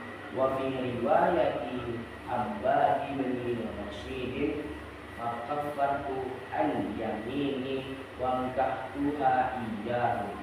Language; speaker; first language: Arabic; non-native, learner; Indonesian